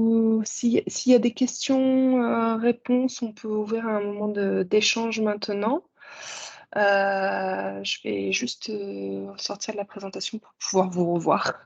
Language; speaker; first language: French; native; French